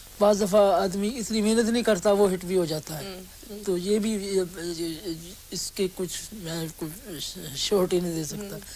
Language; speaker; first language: Urdu; non-native, local second language; Punjabi